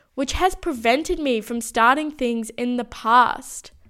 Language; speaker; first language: English; native; English